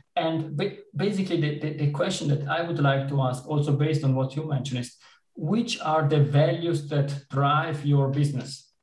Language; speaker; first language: English; non-native, fluent; Italian